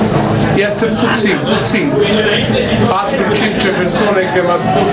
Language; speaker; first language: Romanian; non-native, learner; Italian